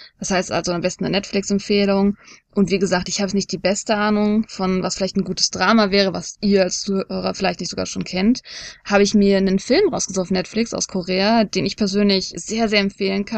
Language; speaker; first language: German; native; German